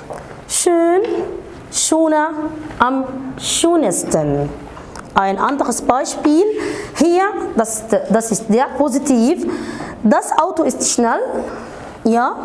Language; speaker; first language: German; non-native, fluent; Arabic